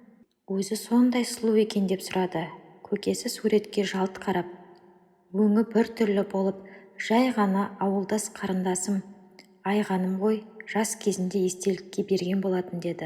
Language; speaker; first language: Kazakh; native; Kazakh